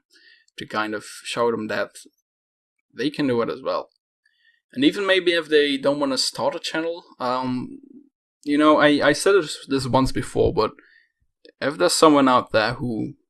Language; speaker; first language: English; non-native, fluent; Dutch